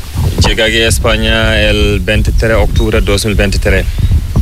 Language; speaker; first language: Spanish; non-native, learner; Fula